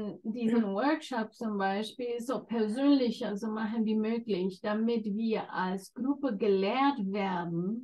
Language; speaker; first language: German; non-native, fluent; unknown